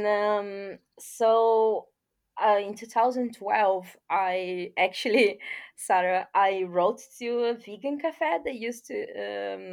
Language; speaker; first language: English; non-native, fluent; Portuguese